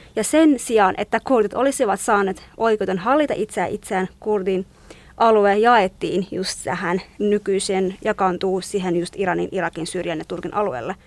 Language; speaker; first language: Finnish; non-native, fluent; Kurdish